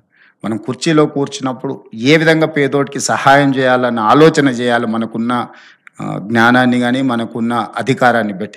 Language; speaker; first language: Telugu; native; Telugu